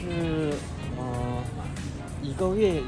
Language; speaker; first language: Chinese; non-native, learner; Korean